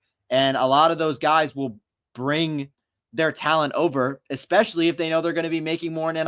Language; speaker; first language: English; native; English